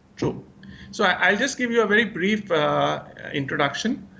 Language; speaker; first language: English; early bilingual, other home language; Hindi